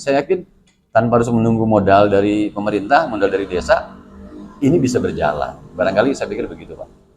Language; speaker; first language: Indonesian; non-native, local second language; Sundanese